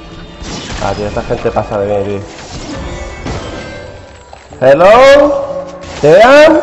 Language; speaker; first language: Spanish; native; Spanish